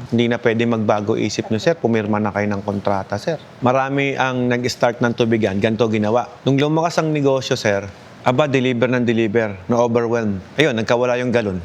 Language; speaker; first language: Filipino; native; Filipino